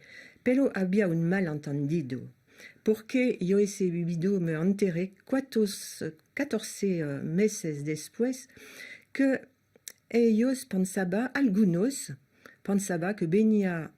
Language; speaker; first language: Spanish; non-native, learner; French